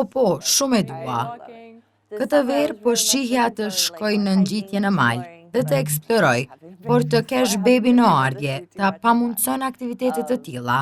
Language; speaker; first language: Albanian; non-native, fluent; English